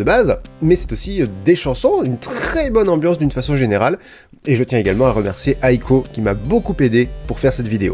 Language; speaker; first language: French; native; French